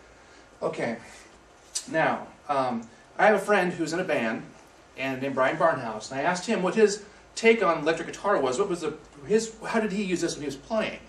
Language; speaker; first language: English; native; English